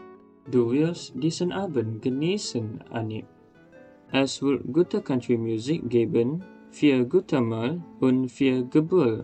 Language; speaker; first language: German; non-native, learner; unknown